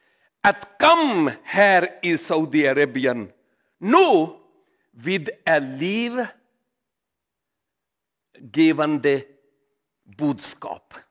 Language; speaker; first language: Swedish; non-native, learner; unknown